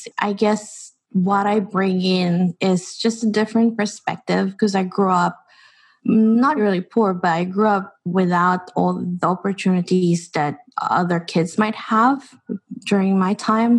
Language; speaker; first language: English; non-native, local second language; Filipino